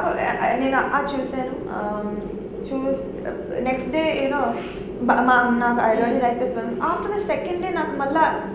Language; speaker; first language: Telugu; non-native, local second language; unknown